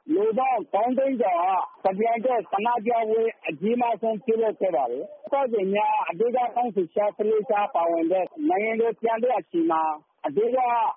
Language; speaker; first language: Burmese; non-native, local second language; Rohingya